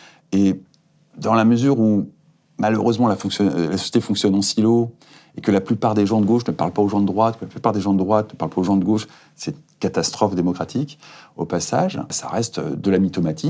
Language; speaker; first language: French; native; French